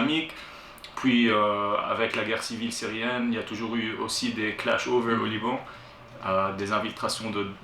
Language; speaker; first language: French; non-native, local second language; Arabic